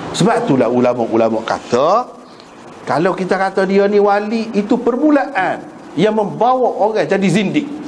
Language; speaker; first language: Malay; native; Malay